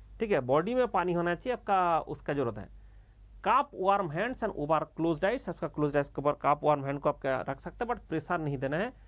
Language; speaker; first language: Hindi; non-native, local second language; Bangla